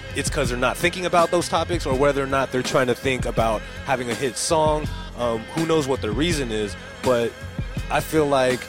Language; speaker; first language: English; early bilingual, other home language; Chinese